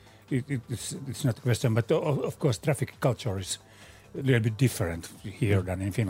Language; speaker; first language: English; non-native, fluent; Finnish